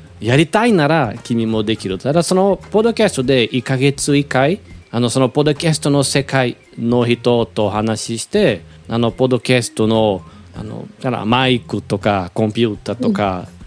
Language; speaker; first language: Japanese; non-native, learner; Portuguese